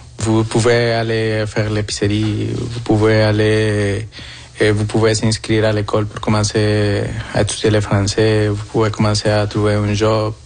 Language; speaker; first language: French; non-native, fluent; Spanish